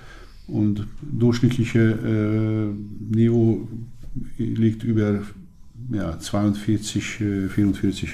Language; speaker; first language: German; non-native, learner; Hungarian